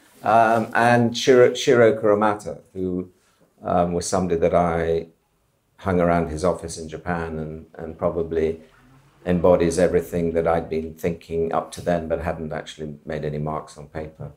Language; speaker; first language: English; native; English